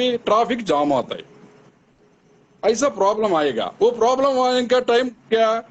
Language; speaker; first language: Hindi; non-native, local second language; Telugu